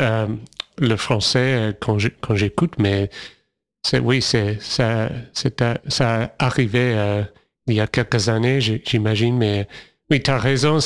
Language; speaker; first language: French; non-native, fluent; English